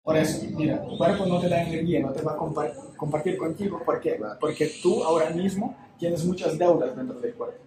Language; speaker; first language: Spanish; non-native, learner; Ukrainian